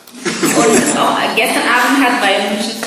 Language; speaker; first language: German; non-native, learner; Indonesian